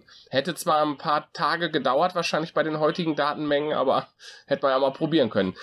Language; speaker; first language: German; native; German